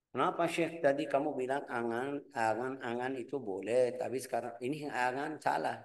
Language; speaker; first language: Malay; non-native, fluent; Arabic